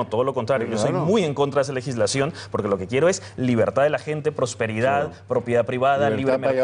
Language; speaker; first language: Spanish; native; Spanish